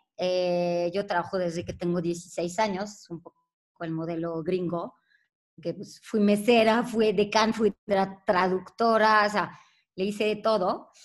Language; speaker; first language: Spanish; non-native, fluent; French